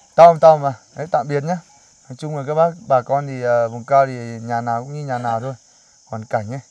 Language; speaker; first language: Vietnamese; non-native, local second language; Hmong